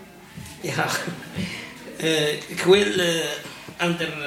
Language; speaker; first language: Dutch; non-native, learner; Arabic